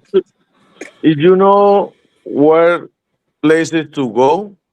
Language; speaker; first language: English; non-native, learner; Spanish